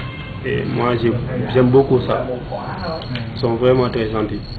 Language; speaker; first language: French; non-native, local second language; Wolof